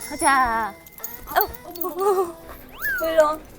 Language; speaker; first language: Korean; non-native, fluent; Japanese